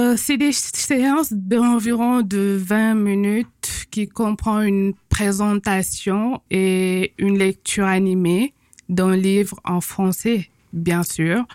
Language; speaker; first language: French; non-native, local second language; Wolof